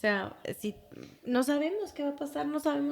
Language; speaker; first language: Spanish; native; Spanish